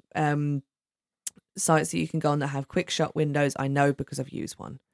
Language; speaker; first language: English; native; English